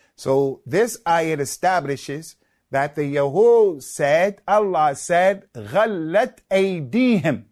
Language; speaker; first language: English; native; English